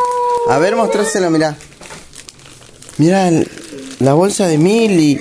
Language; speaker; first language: Spanish; native; Spanish